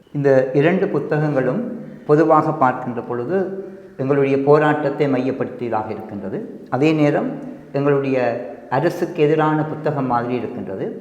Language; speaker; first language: Tamil; native; Tamil